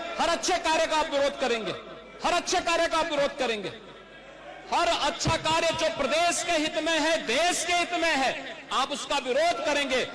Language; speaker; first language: Hindi; native; Hindi